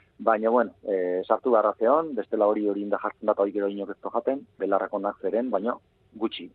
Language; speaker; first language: Basque; native; Basque